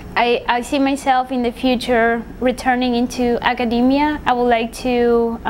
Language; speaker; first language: English; non-native, fluent; Spanish